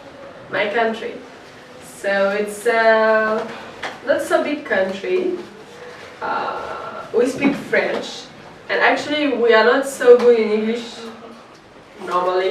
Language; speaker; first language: English; non-native, fluent; French